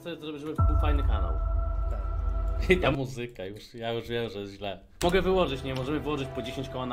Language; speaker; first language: Polish; native; Polish